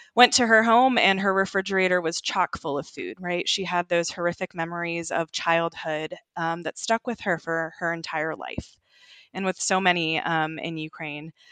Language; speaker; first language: English; early bilingual, other home language; Ukrainian